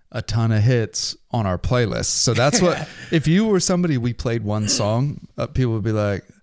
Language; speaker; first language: English; native; English